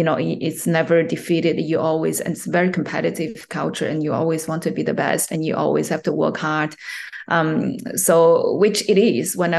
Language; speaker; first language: English; non-native, fluent; Chinese